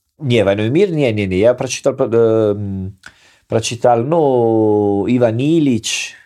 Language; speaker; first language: Russian; non-native, learner; Italian